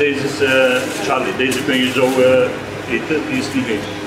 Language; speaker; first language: Dutch; non-native, learner; Turkish